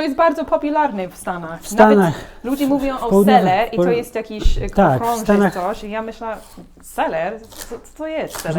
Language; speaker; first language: Polish; non-native, learner; English